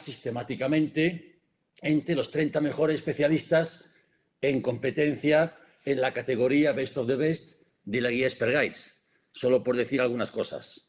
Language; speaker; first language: Spanish; native; Spanish